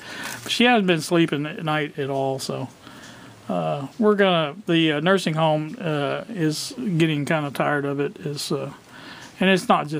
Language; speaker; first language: English; native; English